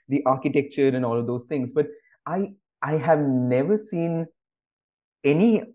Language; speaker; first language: English; non-native, local second language; Bangla